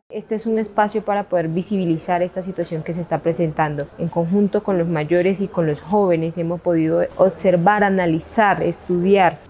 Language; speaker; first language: Spanish; non-native, local second language; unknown